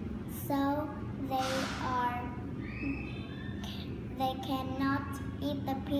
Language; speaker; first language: English; non-native, learner; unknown